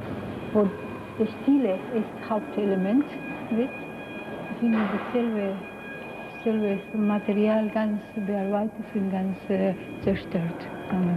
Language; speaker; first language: German; non-native, fluent; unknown